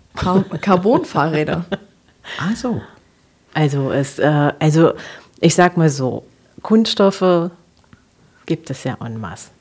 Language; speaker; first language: German; native; German